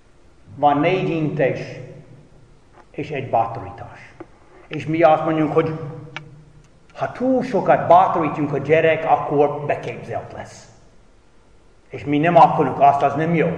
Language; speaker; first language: Hungarian; non-native, fluent; English